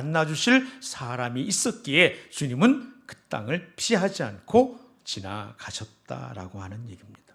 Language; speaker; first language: Korean; native; Korean